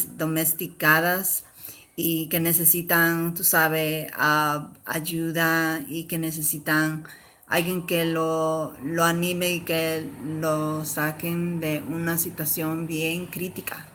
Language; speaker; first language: Spanish; early bilingual, other home language; English